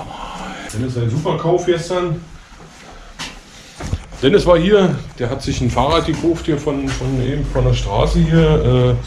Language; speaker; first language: German; native; German